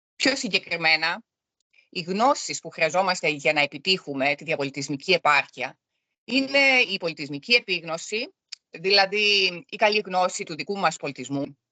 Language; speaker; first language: Greek; early bilingual, other home language; German